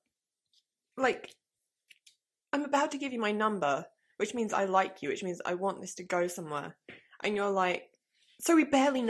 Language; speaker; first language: English; native; English